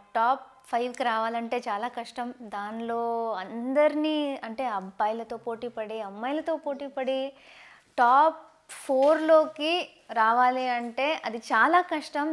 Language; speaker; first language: Telugu; non-native, local second language; Tamil